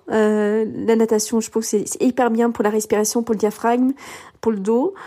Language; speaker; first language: French; early bilingual, other home language; English